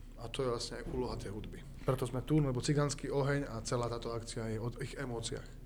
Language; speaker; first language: Slovak; native; Slovak